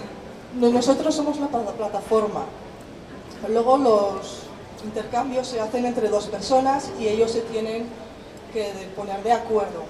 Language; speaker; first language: Spanish; non-native, fluent; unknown